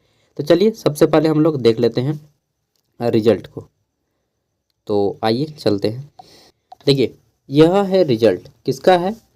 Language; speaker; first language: Hindi; native; Hindi